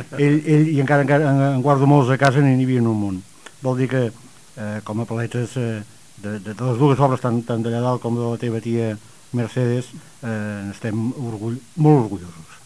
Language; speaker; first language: Catalan; native; Catalan